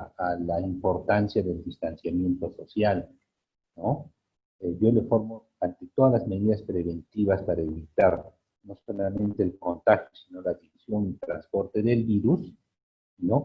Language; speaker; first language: Spanish; native; Spanish